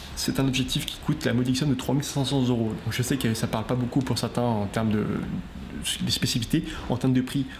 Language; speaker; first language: French; native; French